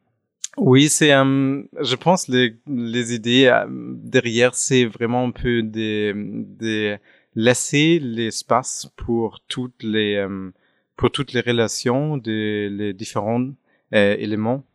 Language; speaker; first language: French; non-native, fluent; German